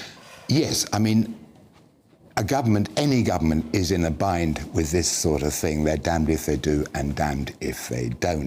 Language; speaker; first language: English; native; English